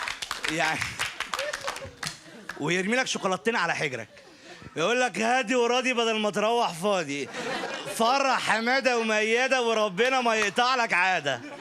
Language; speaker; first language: Arabic; native; Arabic